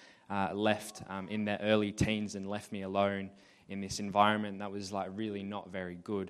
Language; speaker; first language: English; native; English